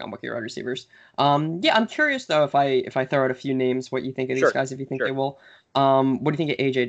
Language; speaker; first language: English; native; English